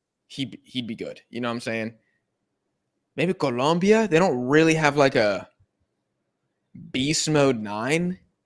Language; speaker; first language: English; native; English